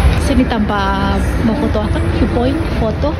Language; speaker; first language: Indonesian; non-native, local second language; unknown